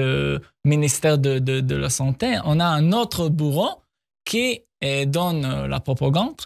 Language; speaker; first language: French; non-native, fluent; Hebrew